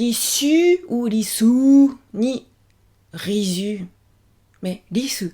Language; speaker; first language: French; native; French